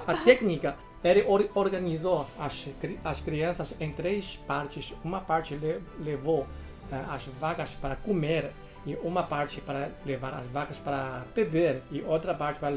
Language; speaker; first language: Portuguese; non-native, fluent; Chinese